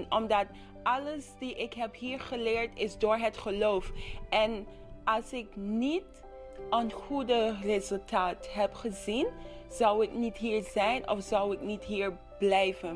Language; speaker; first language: Dutch; non-native, local second language; English